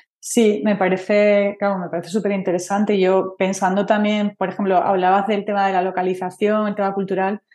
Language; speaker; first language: Spanish; native; Spanish